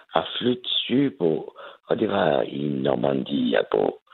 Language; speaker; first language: Danish; non-native, fluent; French